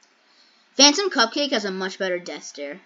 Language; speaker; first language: English; native; English